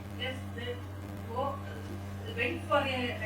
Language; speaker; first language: English; non-native, learner; Kannada